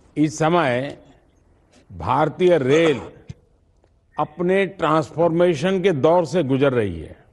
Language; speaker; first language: Hindi; non-native, local second language; Gujarati